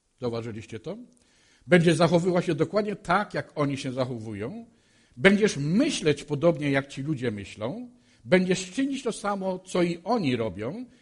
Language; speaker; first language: Polish; native; Polish